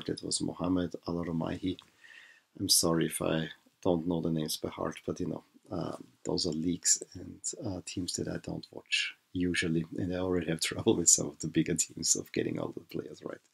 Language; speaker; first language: English; non-native, fluent; German